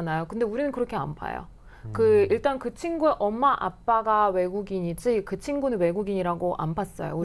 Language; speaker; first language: Korean; non-native, fluent; Russian